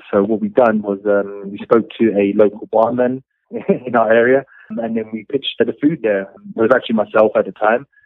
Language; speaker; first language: English; native; English